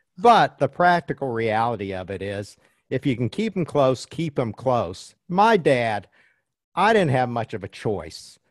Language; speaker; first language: English; early bilingual, other home language; Chinese